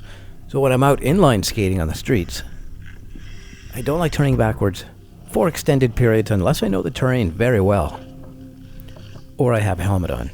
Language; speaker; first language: English; native; English